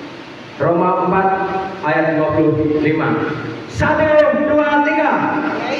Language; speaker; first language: Indonesian; native; Indonesian